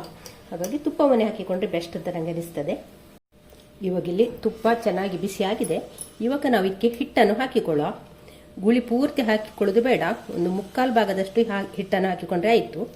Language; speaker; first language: Kannada; native; Kannada